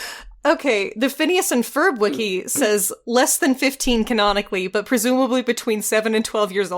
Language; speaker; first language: English; native; English